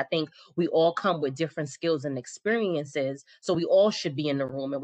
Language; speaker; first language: English; native; English